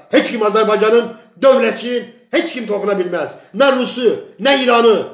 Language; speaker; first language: Azerbaijani; non-native, local second language; Talysh